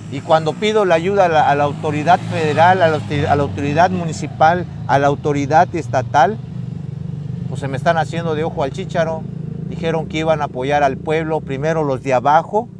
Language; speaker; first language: Spanish; native; Spanish